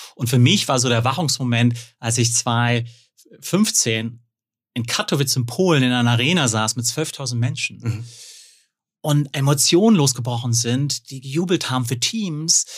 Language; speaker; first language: German; native; German